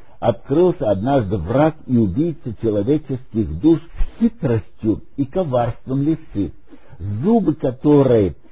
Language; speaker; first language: Russian; non-native, local second language; German